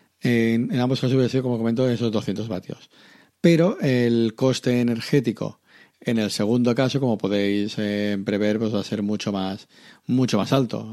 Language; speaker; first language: Spanish; native; Spanish